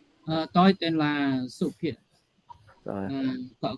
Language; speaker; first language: Vietnamese; non-native, learner; Khmer